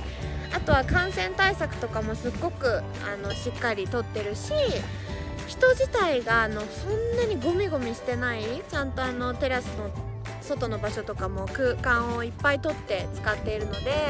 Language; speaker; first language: Japanese; native; Japanese